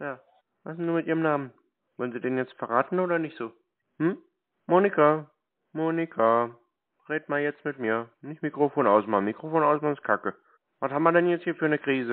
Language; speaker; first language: German; native; German